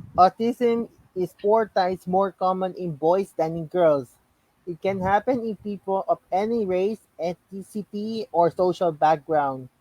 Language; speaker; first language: English; non-native, local second language; Filipino